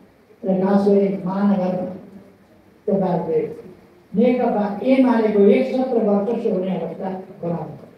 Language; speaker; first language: Nepali; native; Nepali